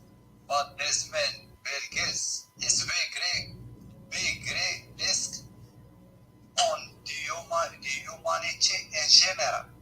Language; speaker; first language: English; non-native, learner; Arabic